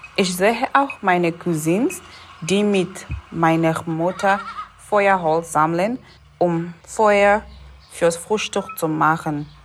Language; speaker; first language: German; non-native, fluent; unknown